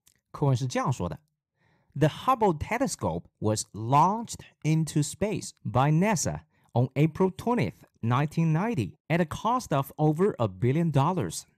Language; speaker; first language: English; non-native, fluent; Chinese